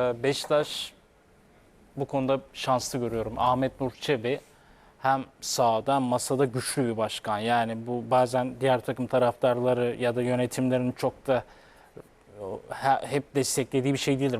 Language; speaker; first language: Turkish; native; Turkish